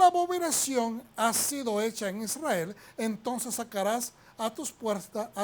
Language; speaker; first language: Spanish; native; Spanish